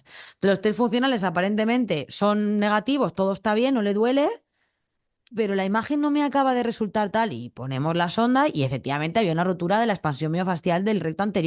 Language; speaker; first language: Spanish; native; Spanish